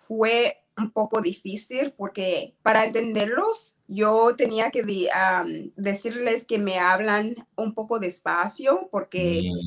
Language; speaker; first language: Spanish; non-native, learner; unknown